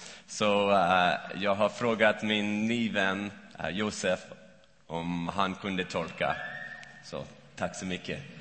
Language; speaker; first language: Swedish; non-native, learner; English